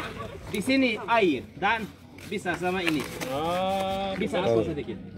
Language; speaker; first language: Indonesian; non-native, local second language; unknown